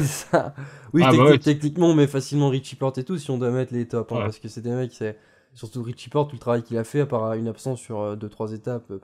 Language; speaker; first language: French; native; French